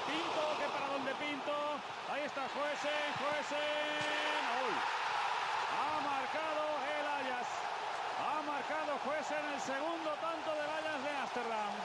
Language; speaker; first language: Spanish; native; Spanish